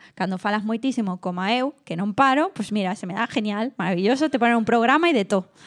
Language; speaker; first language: Galician; non-native, local second language; Spanish